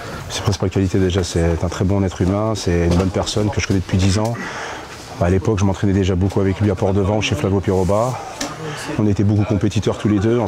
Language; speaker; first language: French; native; French